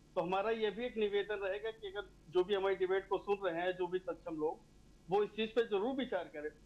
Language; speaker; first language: Hindi; native; Hindi